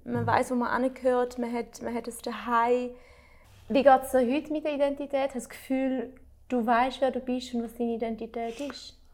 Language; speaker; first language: German; early bilingual, other home language; Albanian